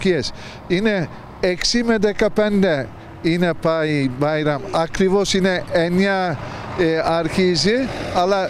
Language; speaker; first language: Greek; non-native, learner; Turkish